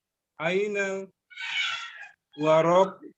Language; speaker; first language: Arabic; non-native, learner; Indonesian